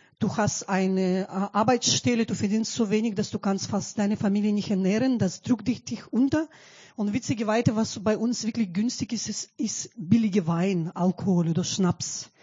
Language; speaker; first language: German; non-native, fluent; Russian